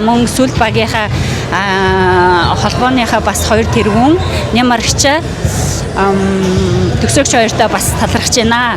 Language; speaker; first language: Mongolian; native; Mongolian